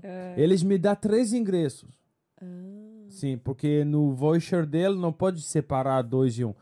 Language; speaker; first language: Portuguese; non-native, fluent; French